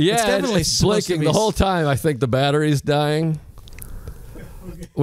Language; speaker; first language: English; native; English